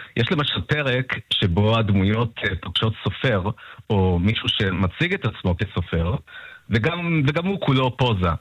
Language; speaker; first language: Hebrew; early bilingual, other home language; Russian